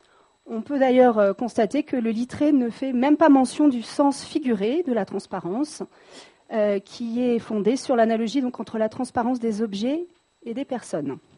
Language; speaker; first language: French; native; French